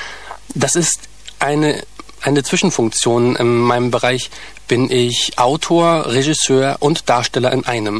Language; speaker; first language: German; native; German